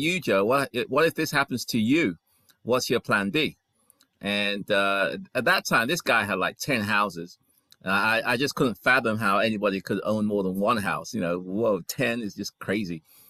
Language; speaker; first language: English; native; English